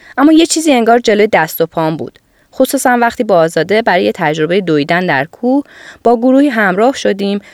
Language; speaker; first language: Persian; native; Persian